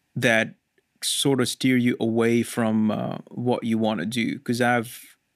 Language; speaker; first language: English; non-native, local second language; Hindi